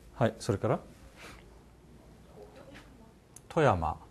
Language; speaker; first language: Japanese; non-native, fluent; Korean